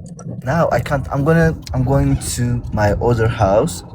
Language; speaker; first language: English; non-native, learner; Amharic